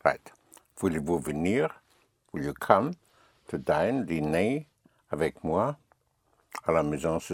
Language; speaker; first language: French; non-native, fluent; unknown